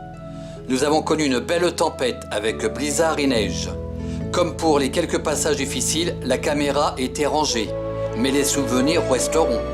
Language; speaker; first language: French; native; French